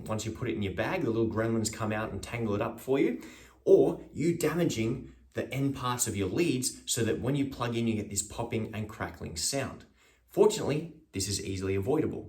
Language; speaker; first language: English; native; English